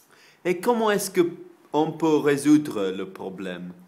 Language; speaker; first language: French; non-native, learner; English